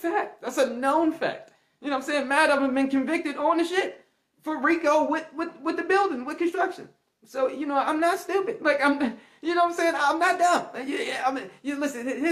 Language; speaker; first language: English; native; English